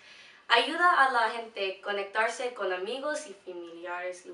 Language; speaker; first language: Spanish; non-native, learner; English